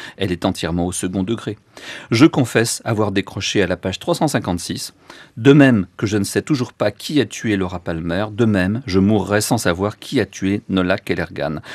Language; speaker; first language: French; native; French